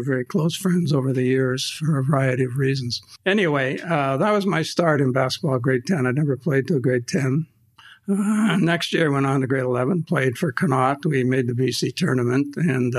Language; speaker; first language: English; native; English